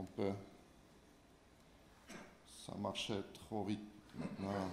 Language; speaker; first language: French; non-native, fluent; Estonian